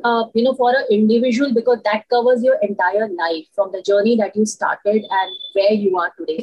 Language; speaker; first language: English; non-native, local second language; Hindi